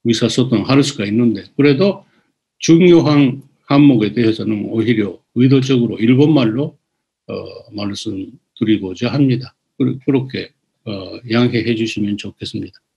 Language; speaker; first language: Korean; early bilingual, other home language; Japanese